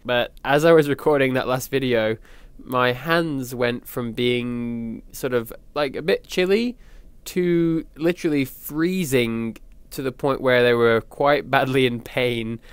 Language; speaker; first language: English; native; English